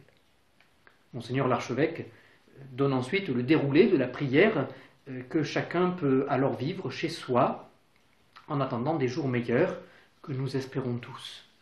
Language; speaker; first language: French; native; French